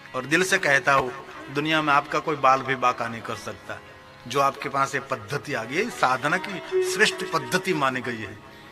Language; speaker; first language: Hindi; non-native, local second language; Gujarati